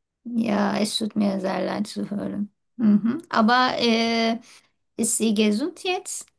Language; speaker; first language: German; non-native, learner; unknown